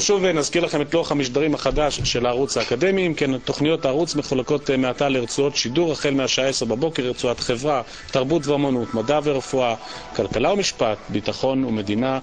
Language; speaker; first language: Hebrew; native; Hebrew